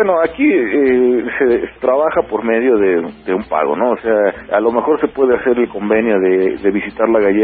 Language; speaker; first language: Spanish; native; Spanish